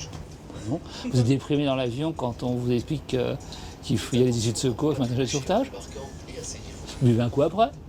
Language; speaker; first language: French; native; French